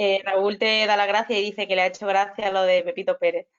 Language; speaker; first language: Spanish; native; Spanish